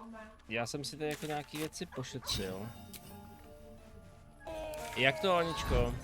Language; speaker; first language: Czech; native; Czech